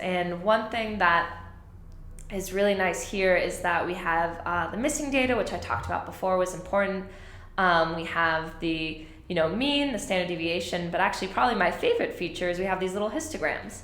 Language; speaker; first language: English; native; English